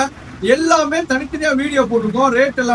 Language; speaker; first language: Tamil; native; Tamil